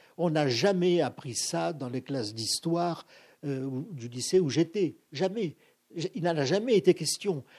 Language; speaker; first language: French; native; French